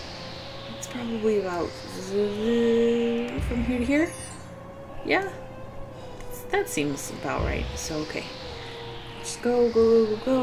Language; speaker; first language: English; native; English